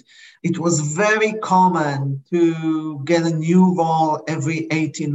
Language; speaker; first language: English; non-native, fluent; Hebrew